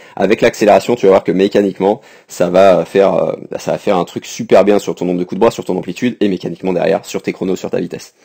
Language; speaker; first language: French; native; French